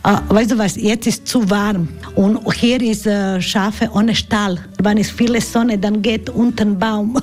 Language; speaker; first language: German; non-native, learner; Croatian